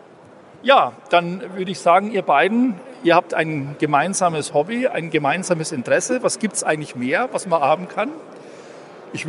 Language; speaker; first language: German; native; German